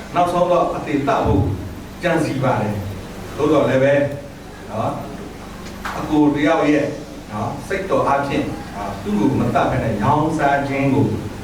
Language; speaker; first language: Burmese; non-native, local second language; S'gaw Karen